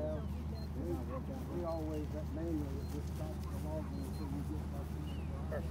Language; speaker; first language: English; native; English